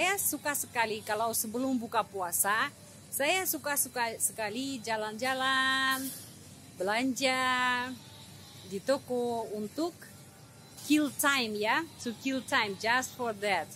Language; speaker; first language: Indonesian; non-native, fluent; Russian